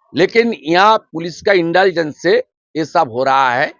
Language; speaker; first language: Hindi; non-native, local second language; Bangla